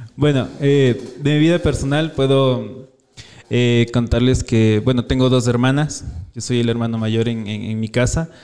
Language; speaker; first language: Spanish; native; Spanish